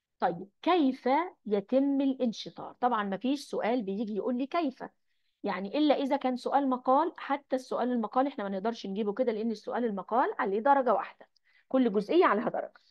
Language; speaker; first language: Arabic; native; Arabic